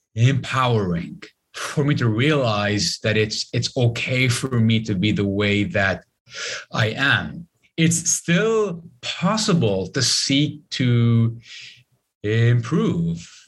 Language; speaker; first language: English; non-native, fluent; Arabic